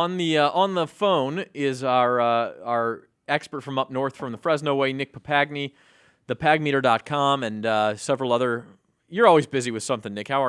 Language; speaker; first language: English; native; English